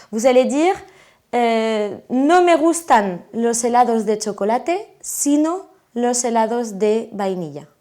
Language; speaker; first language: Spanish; non-native, fluent; French